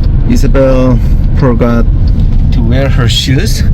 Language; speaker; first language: English; non-native, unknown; Korean